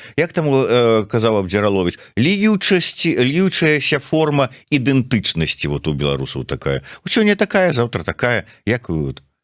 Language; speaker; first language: Belarusian; non-native, local second language; Russian